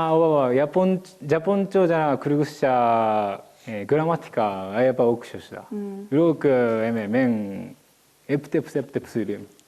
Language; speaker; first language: Kyrgyz; non-native, learner; Japanese